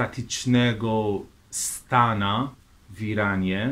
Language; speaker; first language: Polish; non-native, fluent; Persian